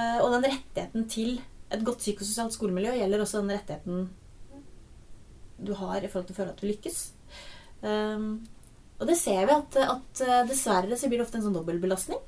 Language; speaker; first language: Norwegian; native; Norwegian